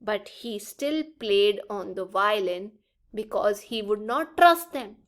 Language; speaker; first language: English; non-native, local second language; Punjabi